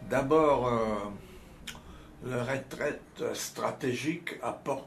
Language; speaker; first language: French; non-native, fluent; Czech